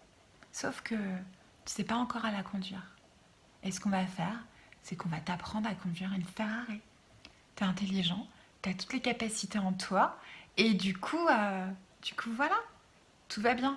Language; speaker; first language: French; native; French